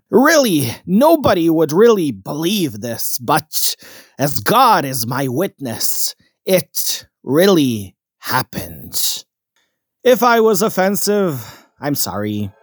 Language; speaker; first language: English; non-native, fluent; Bosnian